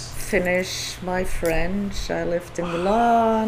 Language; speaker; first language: English; non-native, fluent; Swiss German